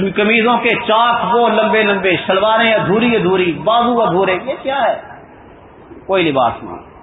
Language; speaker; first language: Urdu; non-native, local second language; Punjabi